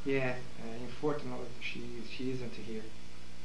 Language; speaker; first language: English; non-native, learner; Portuguese